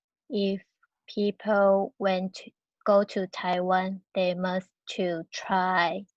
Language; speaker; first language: English; non-native, learner; Chinese